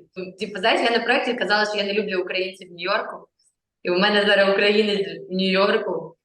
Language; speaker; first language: Ukrainian; native; Ukrainian